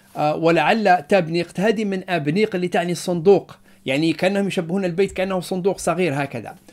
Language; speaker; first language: Arabic; non-native, local second language; Berber languages